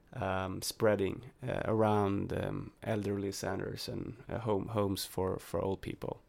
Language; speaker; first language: English; non-native, fluent; Swedish